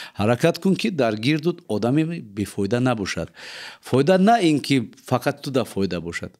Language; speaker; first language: Tajik; non-native, local second language; Uzbek